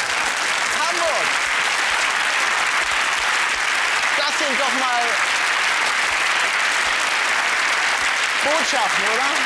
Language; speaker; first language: German; native; German